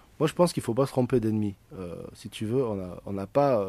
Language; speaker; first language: French; native; French